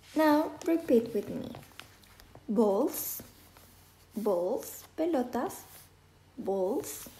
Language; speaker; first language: English; non-native, fluent; Spanish